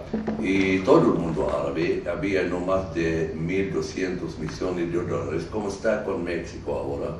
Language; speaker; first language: Spanish; non-native, fluent; Arabic